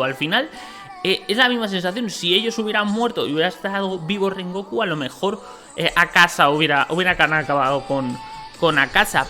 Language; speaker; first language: Spanish; native; Spanish